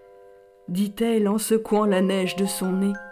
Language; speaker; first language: French; native; French